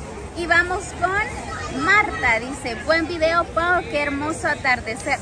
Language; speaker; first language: Spanish; native; Spanish